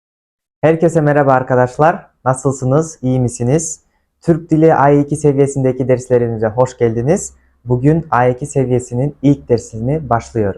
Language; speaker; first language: Turkish; non-native, fluent; Kyrgyz